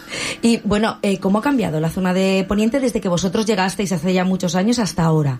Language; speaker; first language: Spanish; native; Spanish